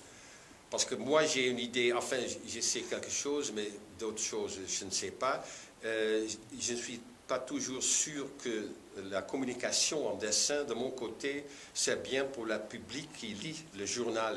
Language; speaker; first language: French; non-native, learner; Dutch